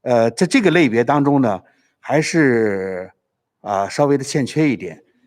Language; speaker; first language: Chinese; native; Chinese